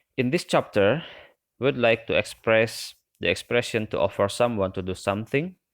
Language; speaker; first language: English; non-native, fluent; Indonesian